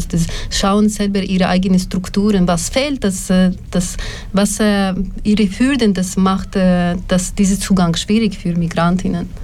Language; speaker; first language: German; non-native, learner; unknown